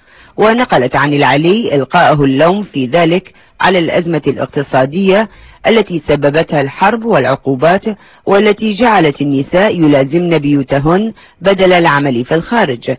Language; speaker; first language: Arabic; native; Arabic